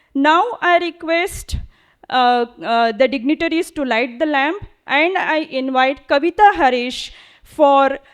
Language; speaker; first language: English; non-native, local second language; Kannada